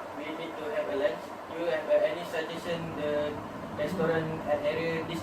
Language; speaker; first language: English; non-native, learner; Malay